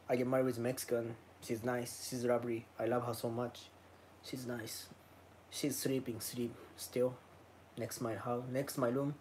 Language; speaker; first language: English; non-native, learner; Japanese